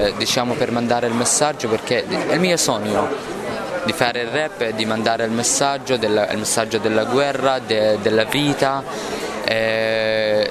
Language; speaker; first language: Italian; non-native, learner; Arabic